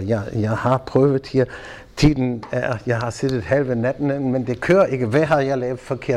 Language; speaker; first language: Danish; non-native, fluent; German